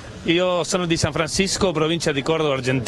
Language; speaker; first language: Italian; non-native, fluent; Spanish